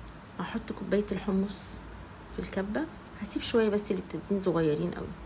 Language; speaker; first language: Arabic; native; Arabic